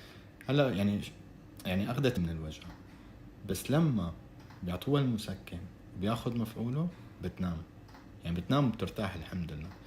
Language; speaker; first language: Arabic; native; Arabic